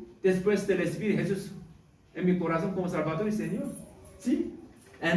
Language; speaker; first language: Spanish; non-native, learner; Korean